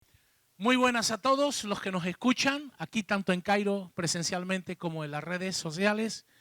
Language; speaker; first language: Spanish; native; Spanish